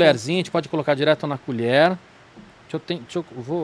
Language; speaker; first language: Portuguese; native; Portuguese